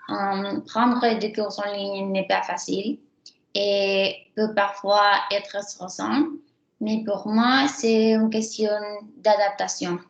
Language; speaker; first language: French; non-native, learner; Spanish